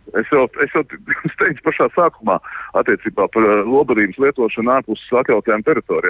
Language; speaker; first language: Latvian; native; Latvian